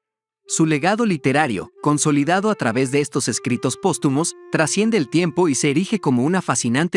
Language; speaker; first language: Spanish; native; Spanish